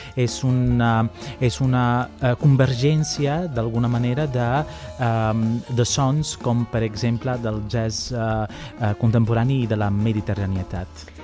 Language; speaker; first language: Catalan; non-native, fluent; Italian